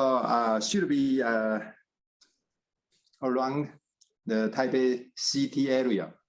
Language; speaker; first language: English; non-native, fluent; Chinese